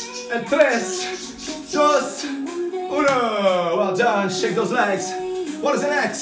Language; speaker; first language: English; non-native, fluent; Portuguese